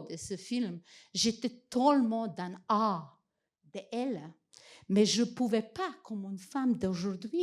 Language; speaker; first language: French; non-native, fluent; Macedonian